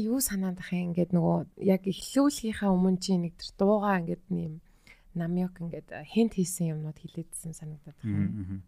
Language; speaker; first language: Mongolian; native; Mongolian